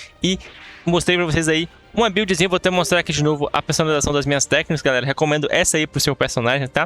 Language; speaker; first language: Portuguese; native; Portuguese